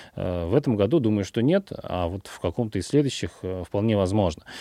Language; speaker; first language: Russian; native; Russian